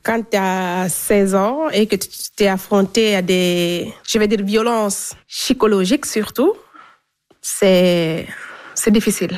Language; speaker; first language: French; non-native, local second language; Fula